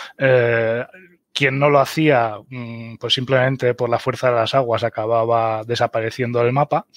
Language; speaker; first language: Spanish; early bilingual, other home language; German